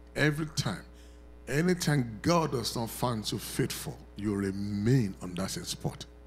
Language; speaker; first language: English; non-native, local second language; Yoruba